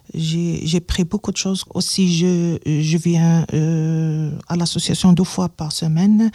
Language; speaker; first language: French; non-native, learner; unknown